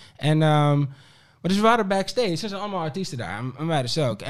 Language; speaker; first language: Dutch; early bilingual, other home language; Papiamento